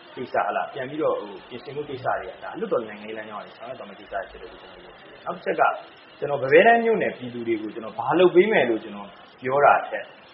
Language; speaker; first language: Burmese; native; Burmese